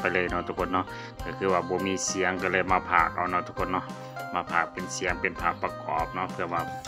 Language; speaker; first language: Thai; non-native, local second language; Lao